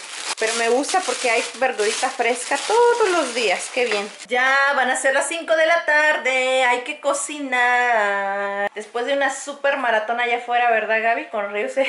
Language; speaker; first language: Spanish; native; Spanish